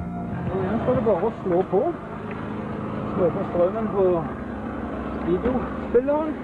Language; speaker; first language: Norwegian; native; Norwegian